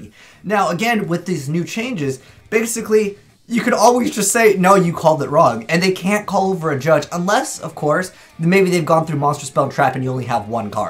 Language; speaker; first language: English; native; English